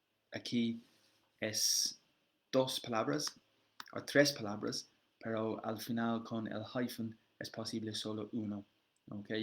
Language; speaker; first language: Spanish; non-native, learner; English